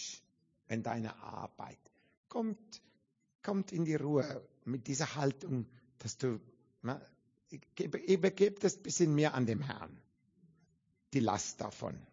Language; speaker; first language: German; non-native, fluent; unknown